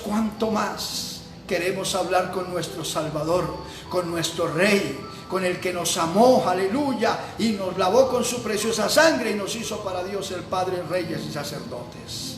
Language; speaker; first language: Spanish; native; Spanish